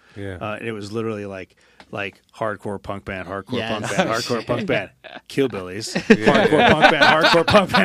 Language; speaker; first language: English; native; English